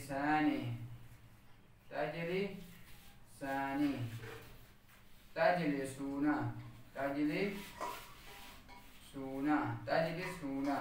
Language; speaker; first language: Arabic; non-native, fluent; Urdu